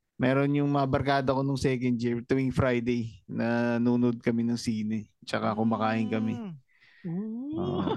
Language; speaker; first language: Filipino; native; Filipino